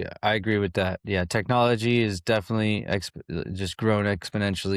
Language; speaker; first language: English; native; English